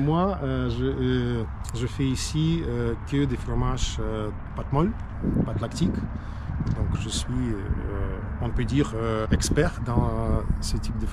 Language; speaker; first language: French; non-native, learner; Russian